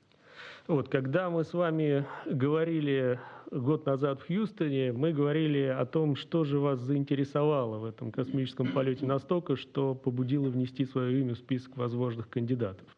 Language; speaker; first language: Russian; native; Russian